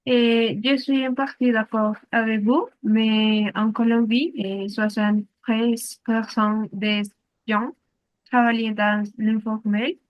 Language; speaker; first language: French; non-native, learner; Spanish